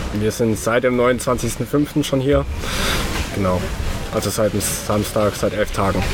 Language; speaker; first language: German; native; German